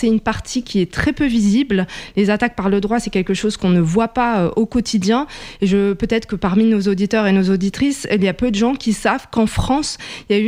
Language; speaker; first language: French; native; French